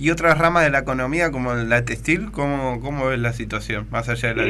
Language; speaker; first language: Spanish; native; Spanish